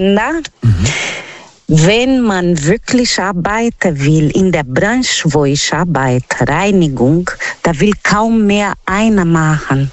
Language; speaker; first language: German; non-native, learner; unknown